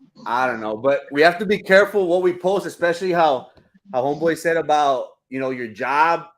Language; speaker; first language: English; early bilingual, other home language; Spanish